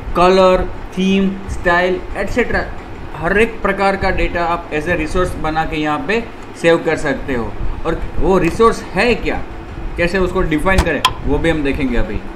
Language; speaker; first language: Hindi; non-native, local second language; Gujarati